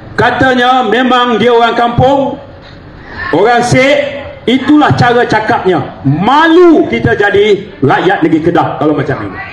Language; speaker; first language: Malay; native; Malay